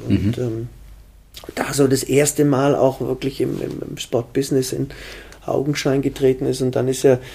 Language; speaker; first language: German; native; German